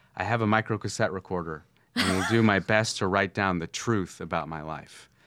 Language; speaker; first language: English; native; English